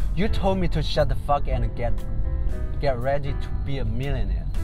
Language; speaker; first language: English; non-native, fluent; Chinese